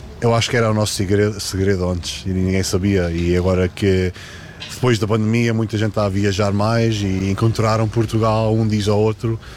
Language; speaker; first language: Portuguese; early bilingual, heritage; Portuguese